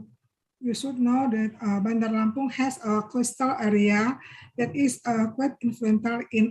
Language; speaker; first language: English; non-native, learner; Indonesian